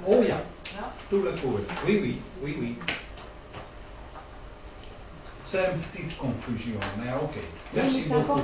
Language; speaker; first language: French; non-native, learner; Dutch